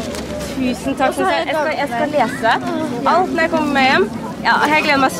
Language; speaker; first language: Norwegian; native; Norwegian